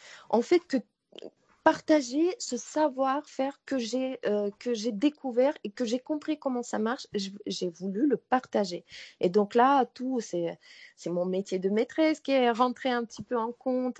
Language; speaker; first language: French; non-native, fluent; Russian